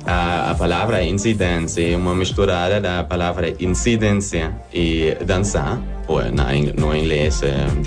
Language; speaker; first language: Portuguese; non-native, learner; German